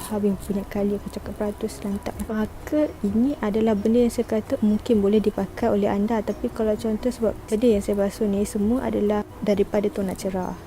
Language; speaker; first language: Malay; native; Malay